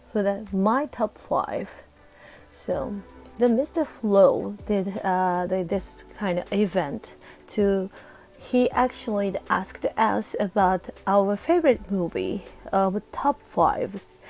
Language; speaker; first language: English; non-native, fluent; Japanese